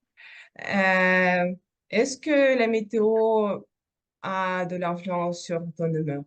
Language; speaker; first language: French; non-native, fluent; Russian